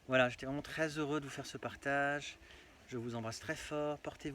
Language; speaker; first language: French; native; French